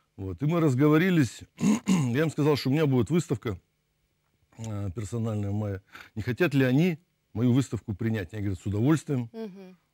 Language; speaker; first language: Russian; native; Russian